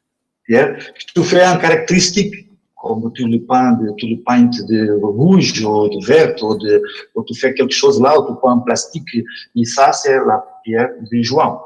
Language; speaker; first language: French; non-native, learner; Portuguese